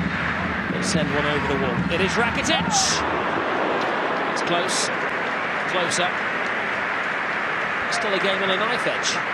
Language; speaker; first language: English; native; English